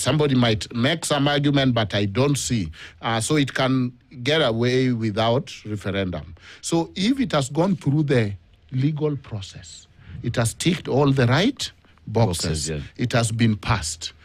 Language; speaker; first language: English; non-native, local second language; Luo (Kenya and Tanzania)